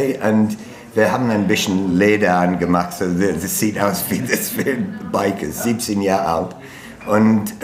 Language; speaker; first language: German; non-native, learner; English